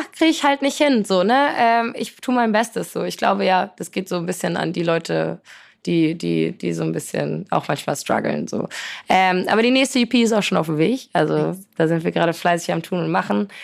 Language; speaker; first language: German; early bilingual, other home language; Polish